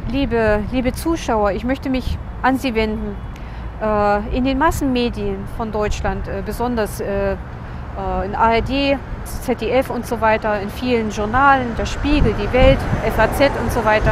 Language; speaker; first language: German; non-native, fluent; Russian